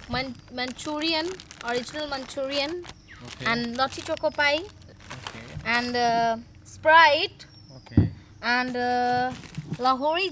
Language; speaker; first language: English; non-native, learner; Hindi